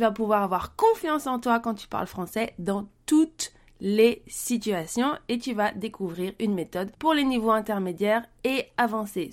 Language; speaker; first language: French; native; French